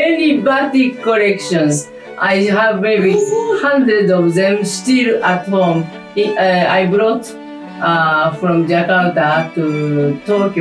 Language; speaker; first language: English; non-native, fluent; Japanese